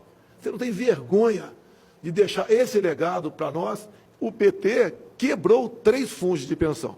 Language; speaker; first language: Portuguese; native; Portuguese